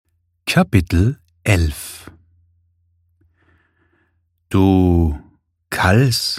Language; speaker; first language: German; native; German